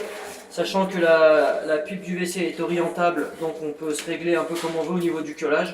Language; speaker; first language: French; native; French